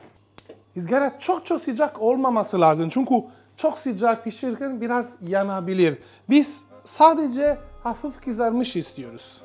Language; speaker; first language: Turkish; non-native, learner; Italian